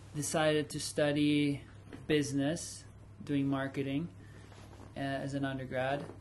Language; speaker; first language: English; early bilingual, other home language; German